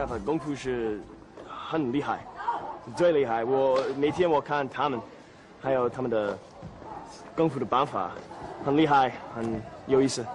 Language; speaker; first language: Chinese; non-native, learner; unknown